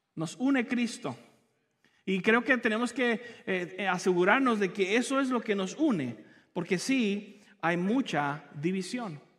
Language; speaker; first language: Spanish; native; Spanish